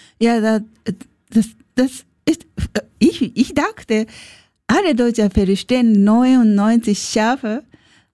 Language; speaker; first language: German; non-native, learner; Japanese